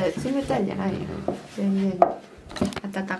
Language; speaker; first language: Japanese; non-native, learner; Vietnamese